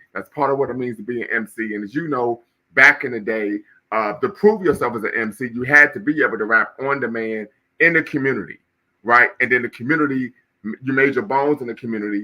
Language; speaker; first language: English; native; English